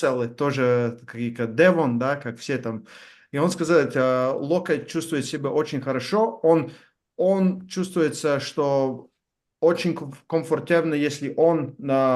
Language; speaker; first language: Russian; non-native, learner; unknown